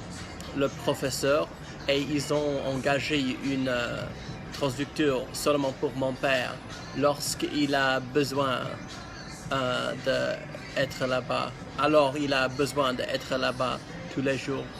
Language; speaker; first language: French; non-native, learner; English